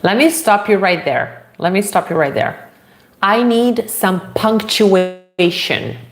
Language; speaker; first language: English; non-native, fluent; Italian